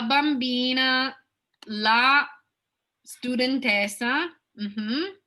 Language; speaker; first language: Italian; non-native, fluent; English